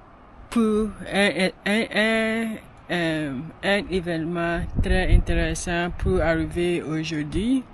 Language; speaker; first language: French; non-native, learner; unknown